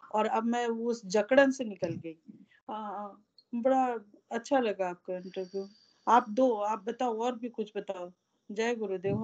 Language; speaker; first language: Hindi; native; Hindi